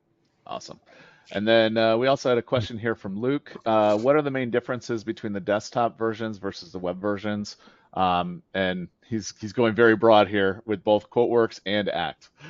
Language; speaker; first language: English; native; English